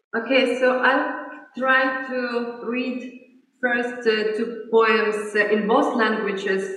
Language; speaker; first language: English; non-native, fluent; Ukrainian